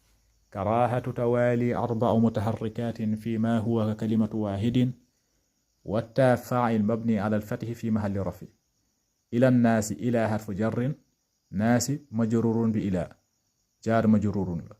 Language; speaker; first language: Arabic; non-native, fluent; Wolof